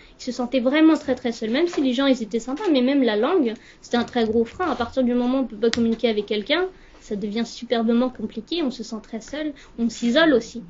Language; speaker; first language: French; early bilingual, other home language; Punjabi